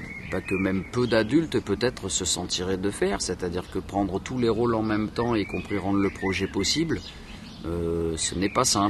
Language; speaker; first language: French; native; French